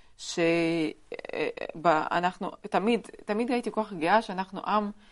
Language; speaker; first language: Hebrew; non-native, fluent; Russian